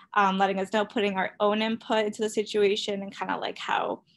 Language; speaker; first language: English; early bilingual, other home language; Spanish